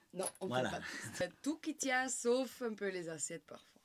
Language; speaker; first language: French; non-native, learner; German